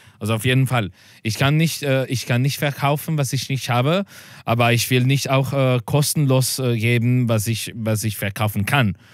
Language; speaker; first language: German; non-native, learner; Spanish